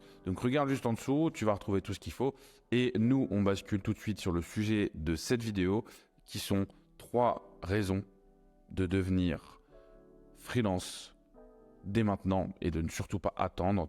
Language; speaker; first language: French; native; French